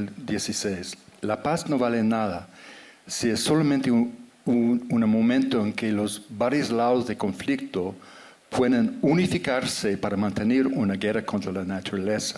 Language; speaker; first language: Spanish; non-native, fluent; English